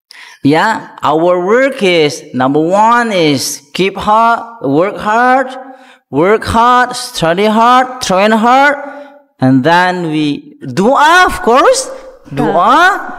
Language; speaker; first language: English; non-native, fluent; Indonesian